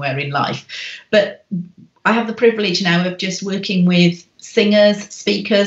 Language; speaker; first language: English; native; English